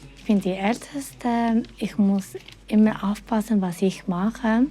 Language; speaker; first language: German; non-native, learner; Persian